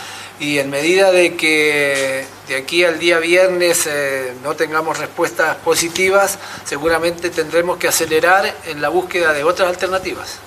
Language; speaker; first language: Spanish; native; Spanish